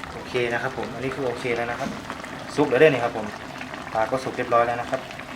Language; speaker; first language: Thai; non-native, local second language; Northeastern Thai